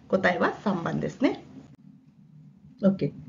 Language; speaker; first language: Japanese; non-native, fluent; Hindi